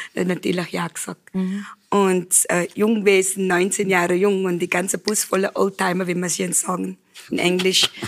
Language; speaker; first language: German; non-native, fluent; Afrikaans